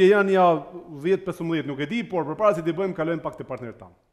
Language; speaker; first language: Albanian; native; Albanian